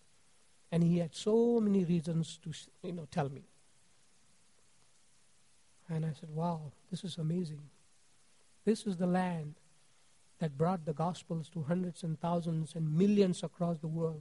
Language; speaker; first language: English; non-native, local second language; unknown